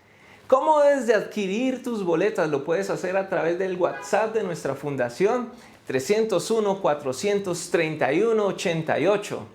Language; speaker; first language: Spanish; native; Spanish